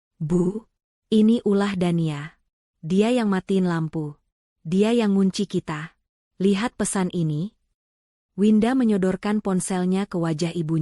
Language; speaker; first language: Indonesian; native; Indonesian